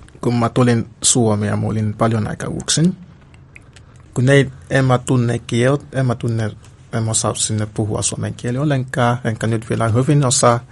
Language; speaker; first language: Finnish; non-native, learner; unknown